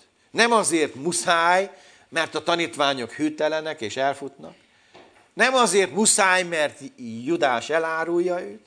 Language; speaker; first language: Hungarian; native; Hungarian